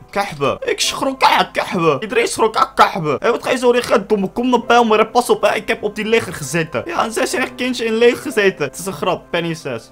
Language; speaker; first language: Dutch; early bilingual, other home language; Turkish